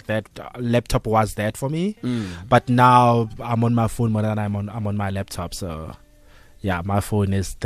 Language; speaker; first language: English; non-native, local second language; Tswana